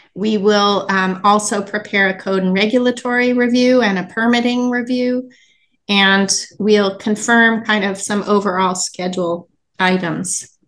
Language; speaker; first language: English; native; English